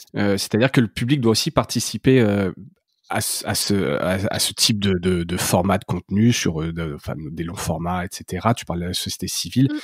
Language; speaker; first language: French; native; French